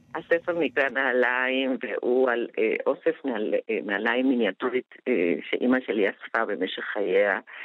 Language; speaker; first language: Hebrew; non-native, fluent; Spanish